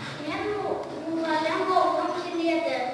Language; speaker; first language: Kazakh; non-native, local second language; Russian